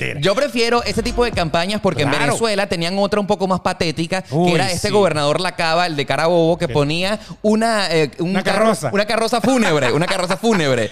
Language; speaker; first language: Spanish; native; Spanish